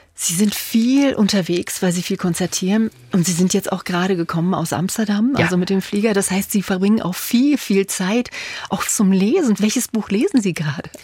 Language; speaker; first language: German; native; German